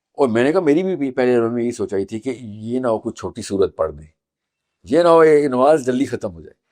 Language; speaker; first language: Urdu; native; Urdu